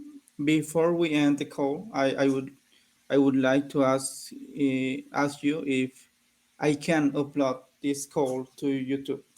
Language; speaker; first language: English; non-native, learner; Spanish